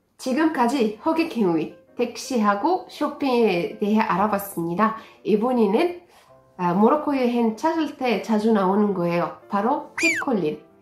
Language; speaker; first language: Korean; non-native, fluent; Arabic